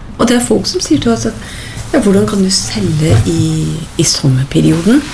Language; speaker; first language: Norwegian; non-native, fluent; English